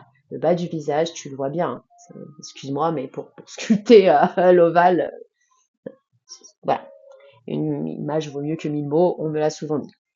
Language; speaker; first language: French; native; French